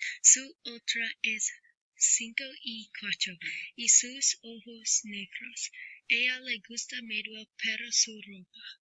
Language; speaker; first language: Spanish; non-native, learner; English